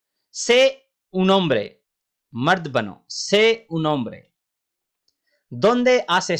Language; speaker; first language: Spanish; non-native, fluent; Urdu